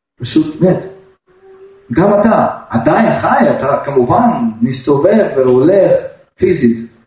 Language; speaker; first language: Hebrew; non-native, fluent; Russian